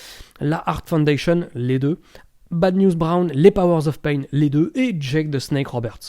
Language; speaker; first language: French; native; French